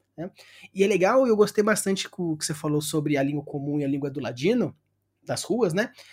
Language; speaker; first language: Portuguese; native; Portuguese